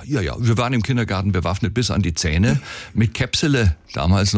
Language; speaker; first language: German; native; German